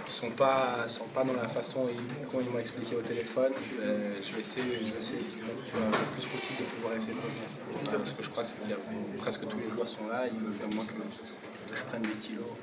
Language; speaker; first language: French; early bilingual, heritage; French